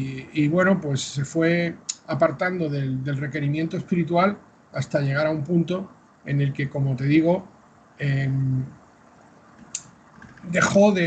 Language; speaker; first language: Spanish; native; Spanish